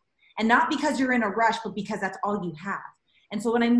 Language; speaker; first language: English; native; English